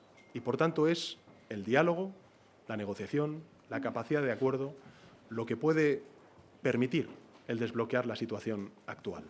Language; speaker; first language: Spanish; native; Spanish